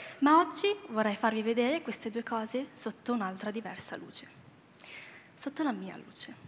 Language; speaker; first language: Italian; early bilingual, other home language; Chinese